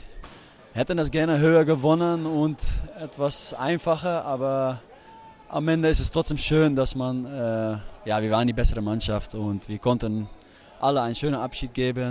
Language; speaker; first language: German; non-native, fluent; Dutch